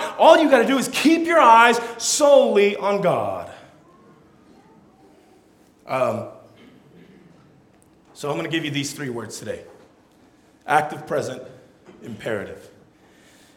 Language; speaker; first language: English; early bilingual, other home language; Tongan